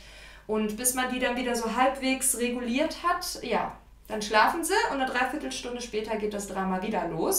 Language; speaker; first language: German; native; German